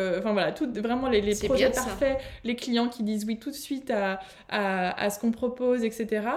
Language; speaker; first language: French; native; French